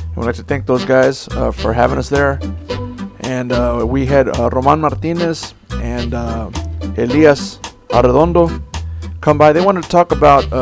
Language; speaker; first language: English; early bilingual, other home language; Spanish